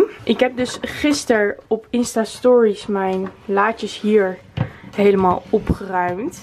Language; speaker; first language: Dutch; native; Dutch